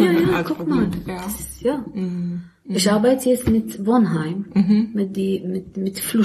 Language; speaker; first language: German; non-native, learner; Arabic